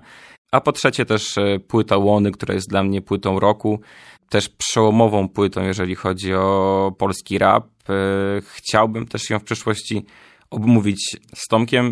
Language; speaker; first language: Polish; native; Polish